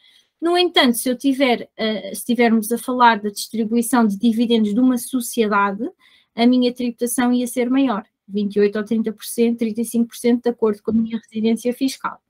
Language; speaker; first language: Portuguese; native; Portuguese